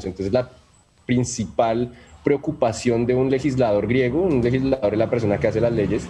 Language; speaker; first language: Spanish; native; Spanish